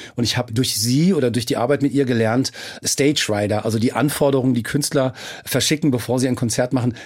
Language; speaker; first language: German; native; German